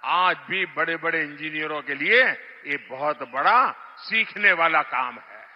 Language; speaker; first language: Hindi; non-native, local second language; Gujarati